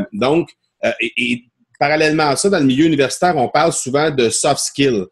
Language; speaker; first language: French; native; French